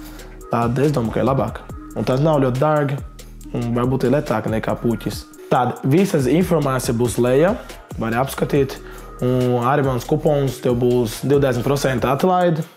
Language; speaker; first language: Latvian; non-native, learner; Portuguese